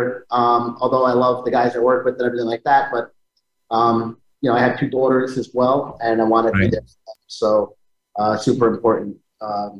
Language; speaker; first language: English; native; English